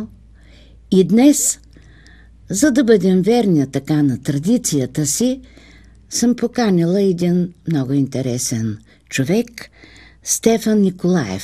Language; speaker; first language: Bulgarian; native; Bulgarian